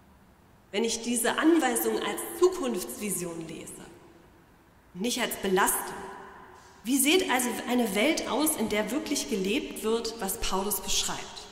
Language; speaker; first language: German; native; German